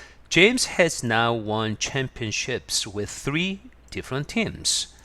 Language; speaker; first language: English; non-native, fluent; Korean